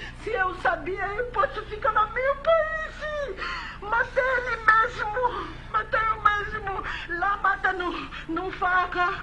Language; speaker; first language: Portuguese; non-native, learner; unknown